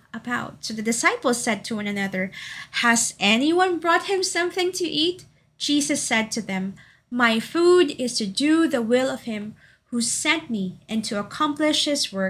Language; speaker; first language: English; non-native, local second language; Cebuano